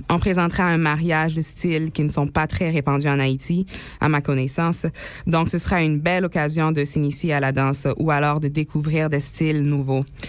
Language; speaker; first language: French; non-native, local second language; Haitian Creole